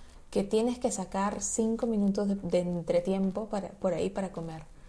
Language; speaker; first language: Spanish; native; Spanish